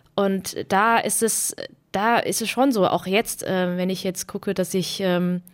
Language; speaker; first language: German; native; German